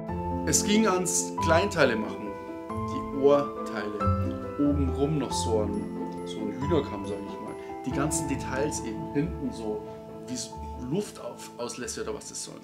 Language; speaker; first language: German; native; German